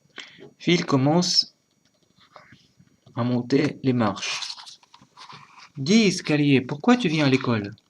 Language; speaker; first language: French; non-native, learner; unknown